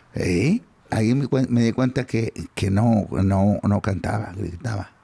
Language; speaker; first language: Spanish; native; Spanish